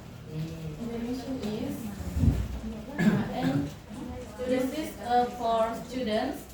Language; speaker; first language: English; non-native, learner; Indonesian